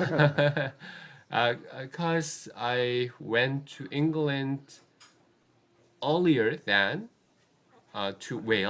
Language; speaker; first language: English; non-native, learner; Korean